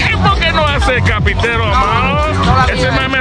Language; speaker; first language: Spanish; non-native, learner; English